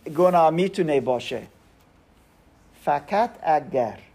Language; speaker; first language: Persian; non-native, learner; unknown